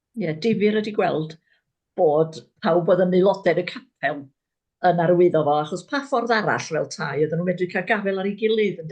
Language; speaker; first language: Welsh; native; Welsh